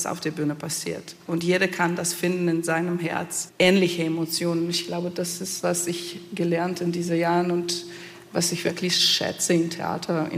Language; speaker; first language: German; non-native, fluent; Italian